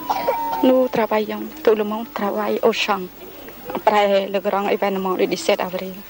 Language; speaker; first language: French; non-native, fluent; Khmer